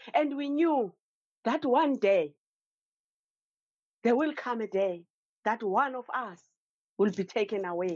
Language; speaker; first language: English; non-native, local second language; Xhosa